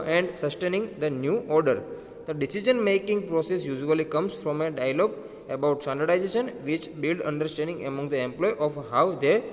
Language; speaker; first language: English; non-native, local second language; Gujarati